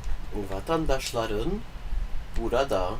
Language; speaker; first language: Turkish; non-native, learner; English